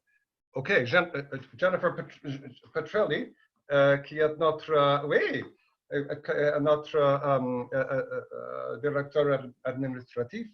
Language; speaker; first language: French; non-native, fluent; English